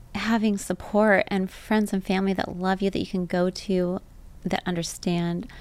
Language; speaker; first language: English; native; English